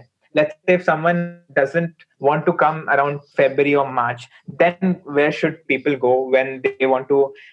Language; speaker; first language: English; non-native, local second language; Hindi